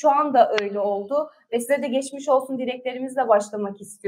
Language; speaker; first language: Turkish; native; Turkish